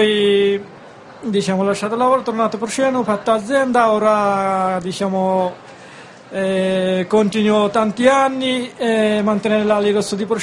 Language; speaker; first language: Italian; non-native, learner; Bangla